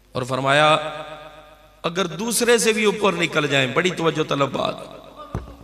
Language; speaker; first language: Urdu; non-native, local second language; Punjabi